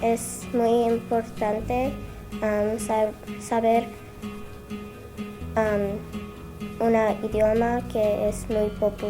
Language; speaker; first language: Spanish; non-native, learner; English